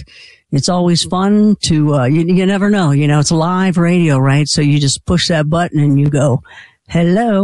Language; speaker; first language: English; native; English